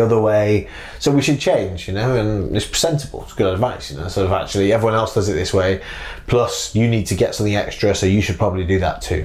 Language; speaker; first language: English; native; English